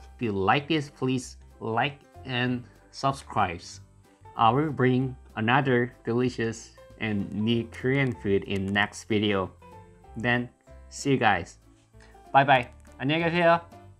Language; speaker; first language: English; non-native, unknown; Korean